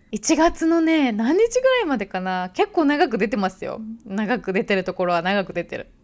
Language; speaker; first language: Japanese; native; Japanese